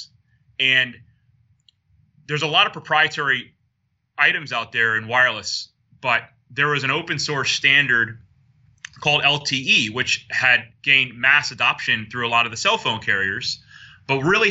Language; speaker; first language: English; native; English